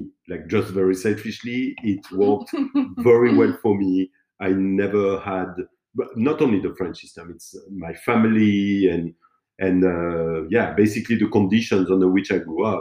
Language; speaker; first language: English; non-native, fluent; French